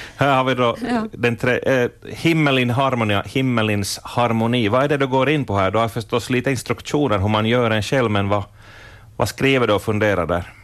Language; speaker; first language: Swedish; native; Swedish